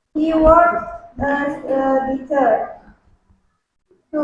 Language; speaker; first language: English; non-native, learner; Indonesian